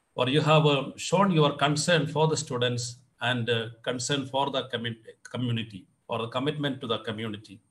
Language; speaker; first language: English; non-native, local second language; Malayalam